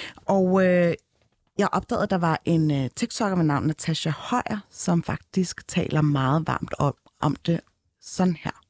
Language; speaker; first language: Danish; early bilingual, other home language; Turkish